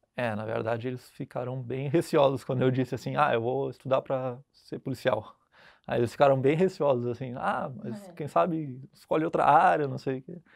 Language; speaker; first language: Portuguese; native; Portuguese